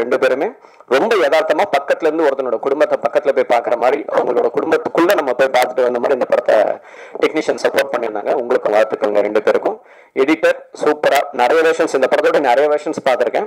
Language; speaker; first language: Tamil; native; Tamil